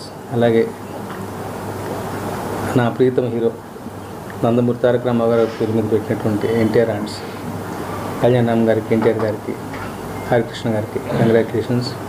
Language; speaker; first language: Telugu; native; Telugu